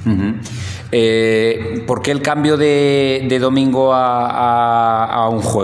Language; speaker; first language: Spanish; native; Spanish